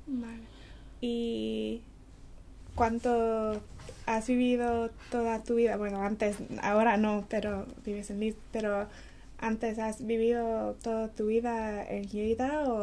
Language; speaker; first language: Spanish; non-native, learner; English